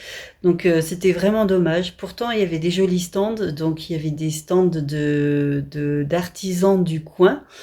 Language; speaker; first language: French; native; French